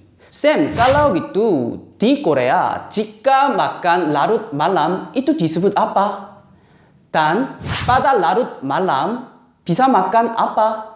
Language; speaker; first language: Indonesian; non-native, fluent; Korean